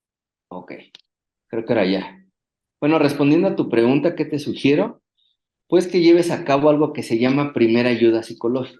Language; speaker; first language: Spanish; native; Spanish